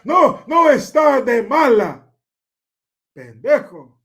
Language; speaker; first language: Spanish; non-native, learner; English